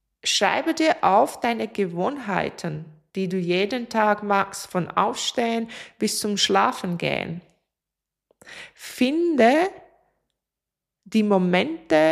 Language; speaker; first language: German; non-native, fluent; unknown